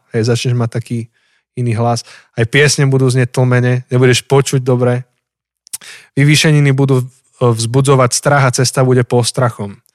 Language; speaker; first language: Slovak; native; Slovak